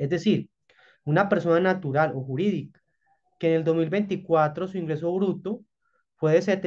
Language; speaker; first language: Spanish; native; Spanish